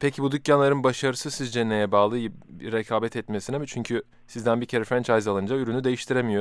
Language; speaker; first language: Turkish; native; Turkish